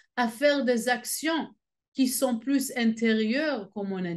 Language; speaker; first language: French; non-native, fluent; Hebrew